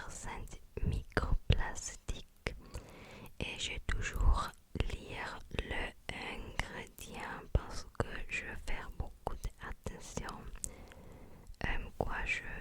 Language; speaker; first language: French; non-native, learner; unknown